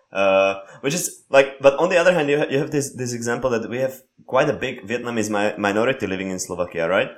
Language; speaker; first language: English; non-native, fluent; Slovak